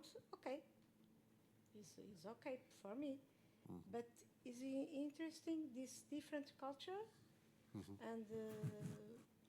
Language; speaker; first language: English; non-native, learner; Portuguese